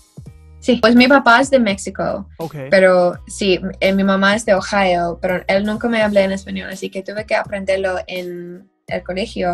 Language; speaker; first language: Spanish; non-native, learner; English